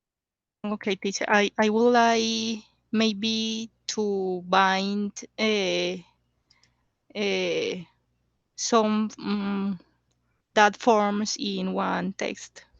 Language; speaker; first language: English; non-native, learner; Spanish